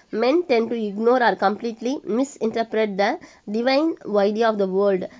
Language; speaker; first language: English; non-native, local second language; Tamil